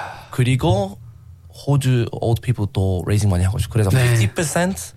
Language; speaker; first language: Korean; non-native, learner; English